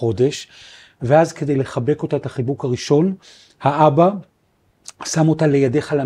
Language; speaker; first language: Hebrew; native; Hebrew